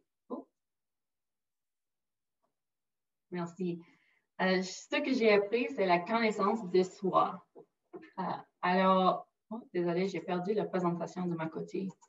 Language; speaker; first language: French; non-native, local second language; English